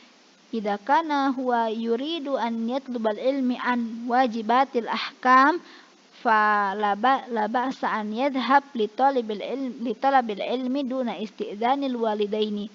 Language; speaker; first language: Arabic; non-native, fluent; Indonesian